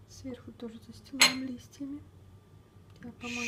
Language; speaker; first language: Russian; non-native, learner; Turkish